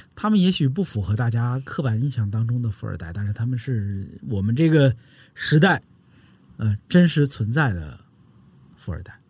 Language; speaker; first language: Chinese; native; Chinese